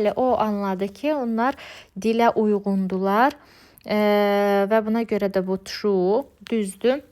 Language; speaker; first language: Azerbaijani; native; Azerbaijani